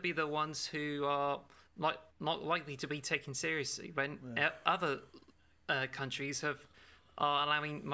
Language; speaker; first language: English; native; English